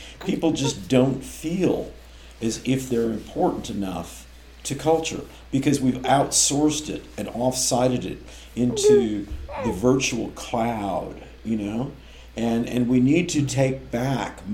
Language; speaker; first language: English; native; English